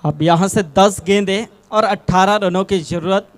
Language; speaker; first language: Hindi; non-native, local second language; Marathi